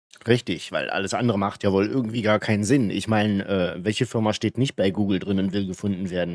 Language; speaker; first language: German; native; German